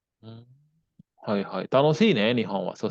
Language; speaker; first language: Japanese; non-native, fluent; Indonesian